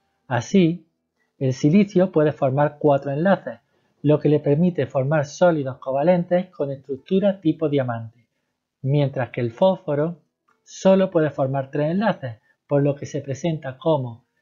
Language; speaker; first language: Spanish; native; Spanish